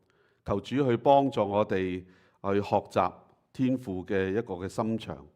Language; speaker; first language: Chinese; native; Chinese